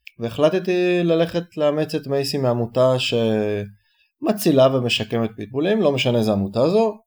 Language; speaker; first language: Hebrew; native; Hebrew